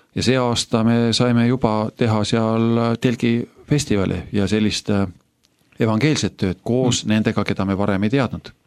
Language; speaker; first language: Estonian; native; Estonian